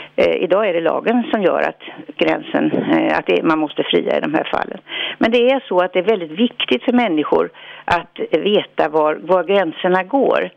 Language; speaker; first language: Swedish; native; Swedish